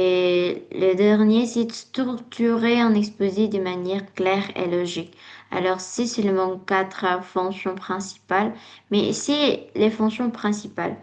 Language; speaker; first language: French; non-native, learner; Indonesian